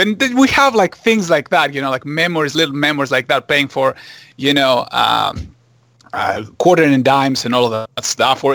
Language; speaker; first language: English; non-native, fluent; Greek